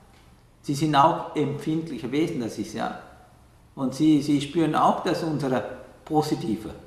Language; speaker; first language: German; non-native, learner; Sinhala